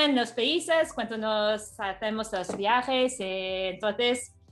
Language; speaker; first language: Spanish; non-native, learner; English